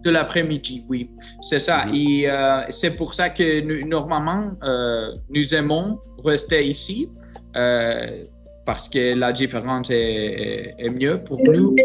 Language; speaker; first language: French; non-native, learner; Greek